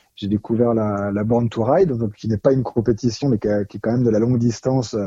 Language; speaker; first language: French; native; French